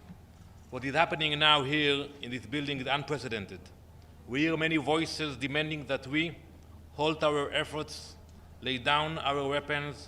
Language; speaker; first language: English; non-native, fluent; Hebrew